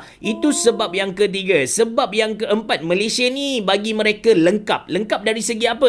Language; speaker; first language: Malay; native; Malay